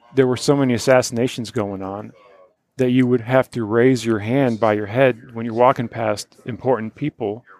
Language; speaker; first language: English; early bilingual, other home language; Polish